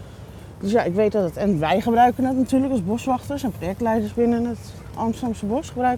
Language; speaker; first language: Dutch; native; Dutch